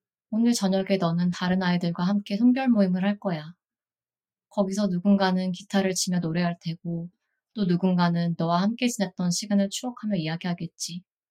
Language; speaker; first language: Korean; early bilingual, heritage; Korean